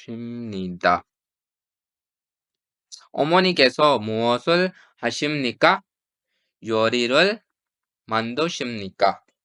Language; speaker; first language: Korean; non-native, fluent; Urdu